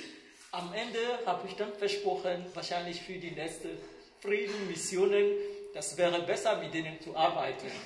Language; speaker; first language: German; non-native, fluent; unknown